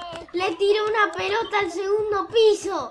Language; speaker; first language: Spanish; native; Spanish